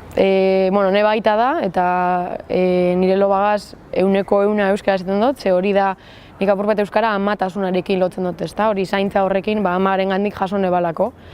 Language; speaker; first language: Basque; native; Basque